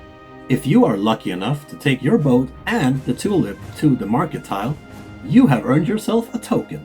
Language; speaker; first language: English; non-native, fluent; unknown